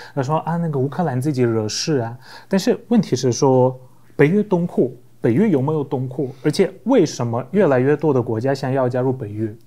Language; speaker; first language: Chinese; non-native, fluent; Polish